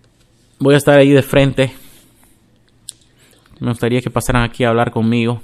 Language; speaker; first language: Spanish; non-native, fluent; English